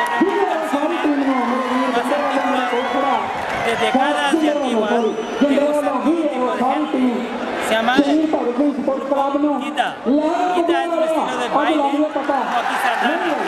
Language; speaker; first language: Spanish; non-native, fluent; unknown